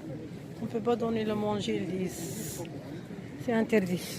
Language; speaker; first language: French; non-native, local second language; Arabic